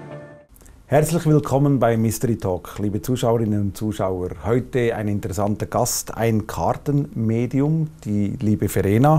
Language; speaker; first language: German; native; German